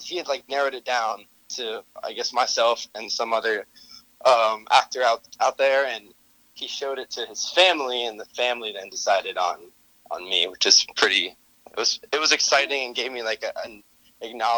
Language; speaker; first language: English; native; English